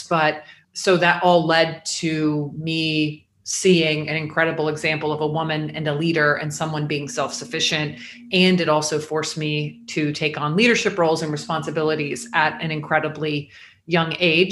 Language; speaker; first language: English; native; English